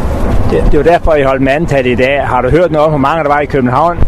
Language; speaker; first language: Danish; native; Danish